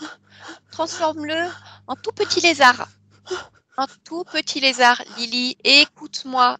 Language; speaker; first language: French; native; French